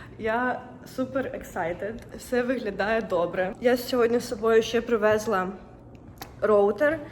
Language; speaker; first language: Ukrainian; native; Ukrainian